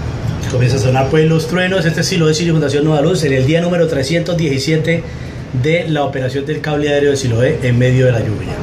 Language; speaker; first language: Spanish; native; Spanish